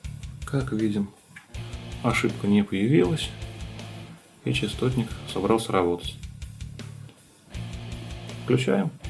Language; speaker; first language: Russian; native; Russian